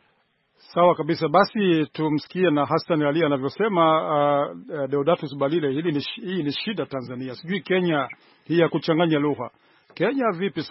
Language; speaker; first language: Swahili; non-native, local second language; Rundi